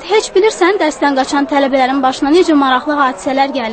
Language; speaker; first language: Azerbaijani; native; Azerbaijani